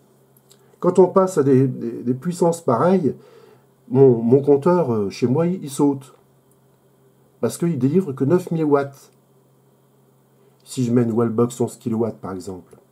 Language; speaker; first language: French; native; French